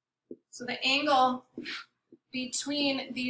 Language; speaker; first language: English; native; English